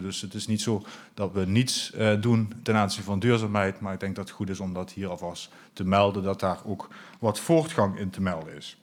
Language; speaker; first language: Dutch; native; Dutch